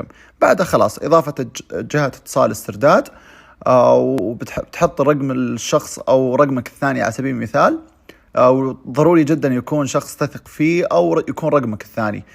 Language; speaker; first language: Arabic; native; Arabic